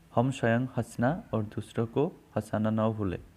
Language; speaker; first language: Hindi; non-native, local second language; Assamese